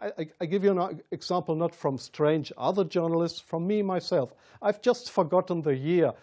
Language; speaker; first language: English; non-native, fluent; German